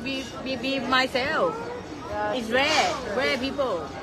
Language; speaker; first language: English; non-native, learner; Thai